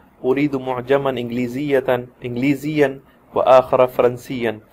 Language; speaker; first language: Arabic; non-native, fluent; Urdu